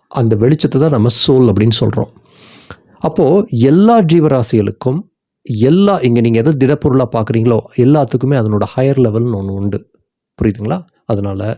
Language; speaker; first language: Tamil; native; Tamil